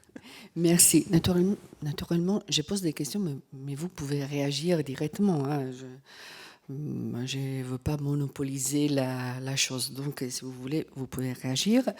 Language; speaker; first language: French; non-native, fluent; Italian